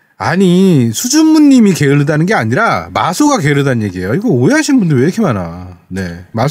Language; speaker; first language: Korean; native; Korean